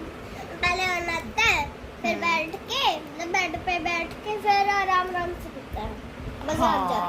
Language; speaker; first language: Hindi; native; Hindi